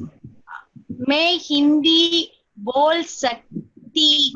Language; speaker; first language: Hindi; non-native, learner; Tamil